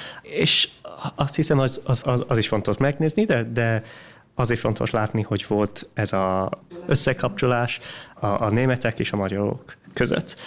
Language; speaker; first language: Hungarian; early bilingual, heritage; English